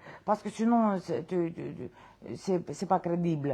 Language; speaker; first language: French; non-native, fluent; Romanian